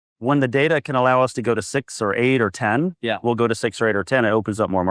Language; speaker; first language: English; native; English